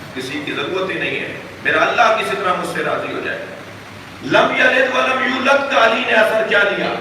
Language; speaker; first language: Urdu; native; Urdu